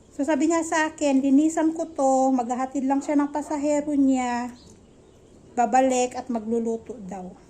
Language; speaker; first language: Filipino; native; Filipino